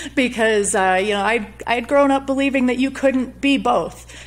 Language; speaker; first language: English; native; English